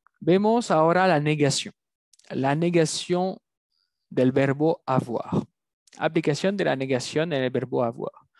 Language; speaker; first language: Spanish; non-native, fluent; French